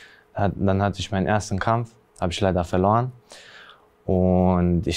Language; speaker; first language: German; early bilingual, other home language; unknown